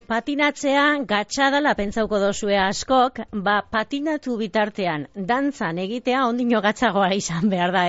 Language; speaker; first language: Basque; native; Basque